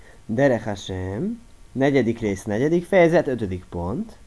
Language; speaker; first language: Hungarian; native; Hungarian